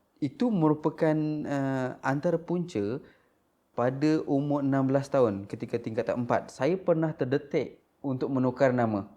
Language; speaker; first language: Malay; non-native, local second language; Iban